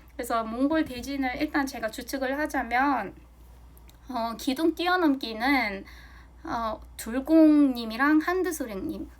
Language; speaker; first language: Korean; non-native, fluent; Mongolian